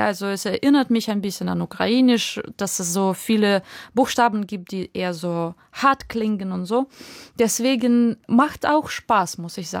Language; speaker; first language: German; non-native, fluent; Ukrainian